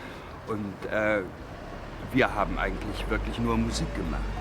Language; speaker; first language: German; native; German